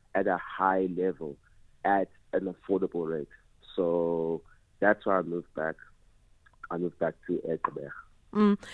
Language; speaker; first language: English; non-native, local second language; Xhosa